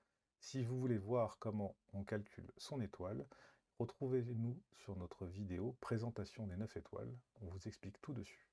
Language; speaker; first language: French; native; French